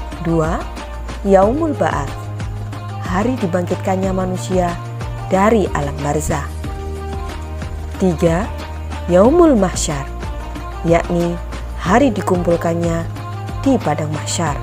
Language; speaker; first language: Indonesian; native; Indonesian